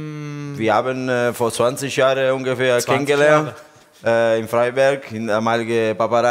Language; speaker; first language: German; non-native, learner; Italian